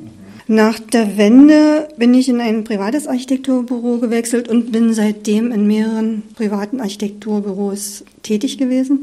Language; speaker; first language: German; native; German